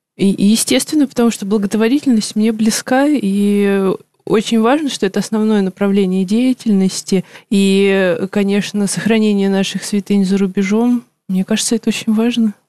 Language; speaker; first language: Russian; native; Russian